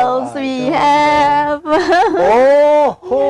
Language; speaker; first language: English; non-native, learner; Thai